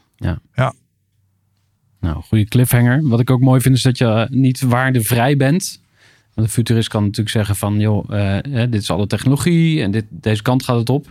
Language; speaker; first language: Dutch; native; Dutch